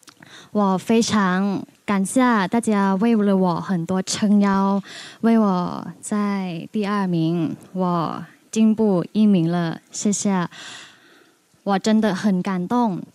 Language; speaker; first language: Chinese; non-native, learner; Thai